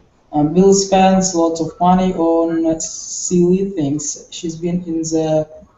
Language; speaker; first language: English; non-native, learner; Russian